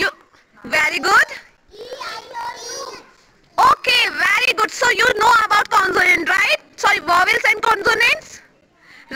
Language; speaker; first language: English; non-native, fluent; Hindi